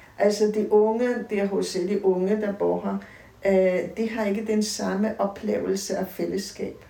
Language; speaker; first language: Danish; non-native, fluent; Polish